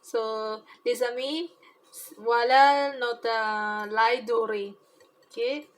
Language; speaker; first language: French; non-native, learner; Filipino